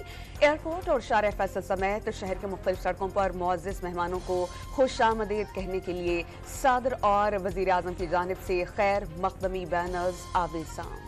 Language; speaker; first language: Urdu; native; Urdu